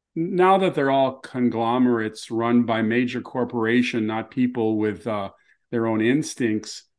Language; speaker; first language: English; native; English